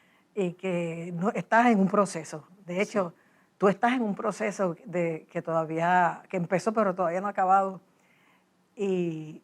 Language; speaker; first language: Spanish; native; Spanish